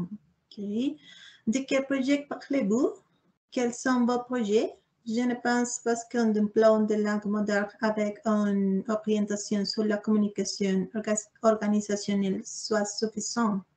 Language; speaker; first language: French; non-native, learner; Spanish